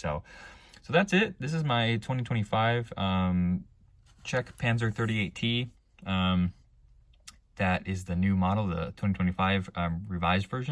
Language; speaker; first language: English; native; English